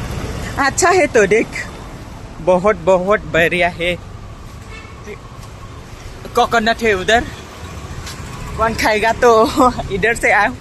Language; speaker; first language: Hindi; non-native, local second language; Khasi